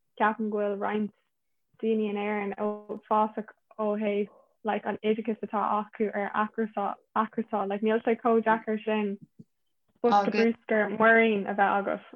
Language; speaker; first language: Irish; non-native, local second language; English